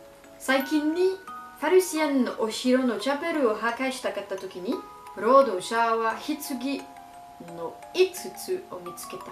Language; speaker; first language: Japanese; non-native, learner; French